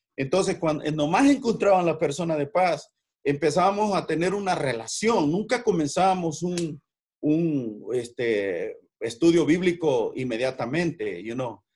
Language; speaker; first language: Spanish; native; Spanish